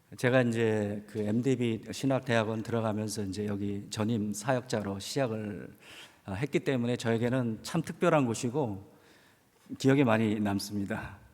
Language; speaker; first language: Korean; native; Korean